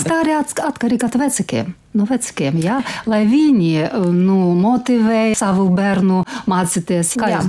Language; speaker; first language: Latvian; non-native, learner; Ukrainian